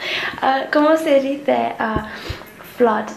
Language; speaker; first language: Spanish; non-native, learner; English